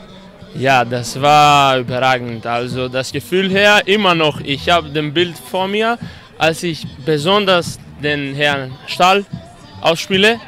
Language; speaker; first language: German; non-native, fluent; Greek